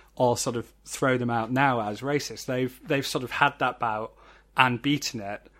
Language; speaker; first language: English; native; English